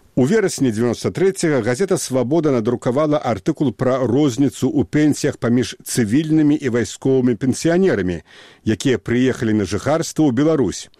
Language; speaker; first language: Belarusian; native; Belarusian